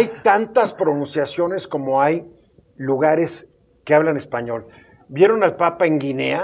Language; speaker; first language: Spanish; native; Spanish